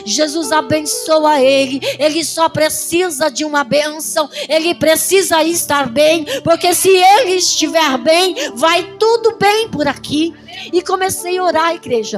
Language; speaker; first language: Portuguese; native; Portuguese